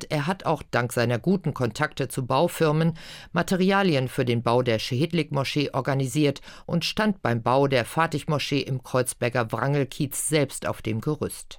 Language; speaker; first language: German; native; German